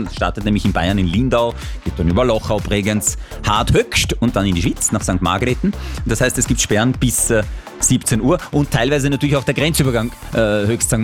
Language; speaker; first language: German; native; German